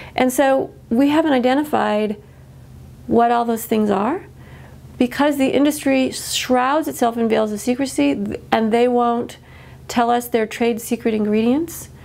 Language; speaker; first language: English; native; English